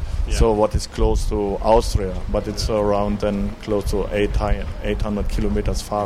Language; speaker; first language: English; non-native, learner; German